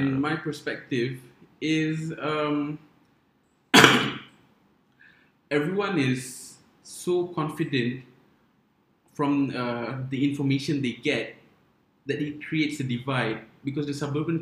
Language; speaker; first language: English; non-native, local second language; Malay